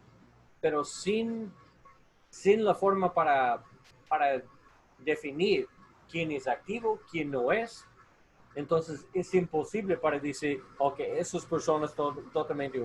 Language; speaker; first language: Spanish; non-native, learner; English